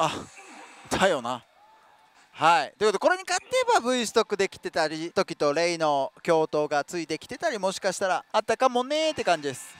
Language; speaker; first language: Japanese; native; Japanese